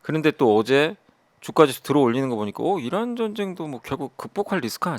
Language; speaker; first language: Korean; native; Korean